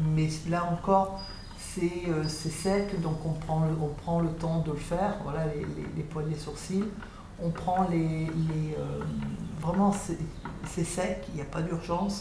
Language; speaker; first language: French; native; French